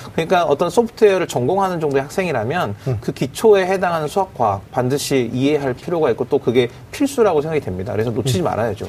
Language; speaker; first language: Korean; native; Korean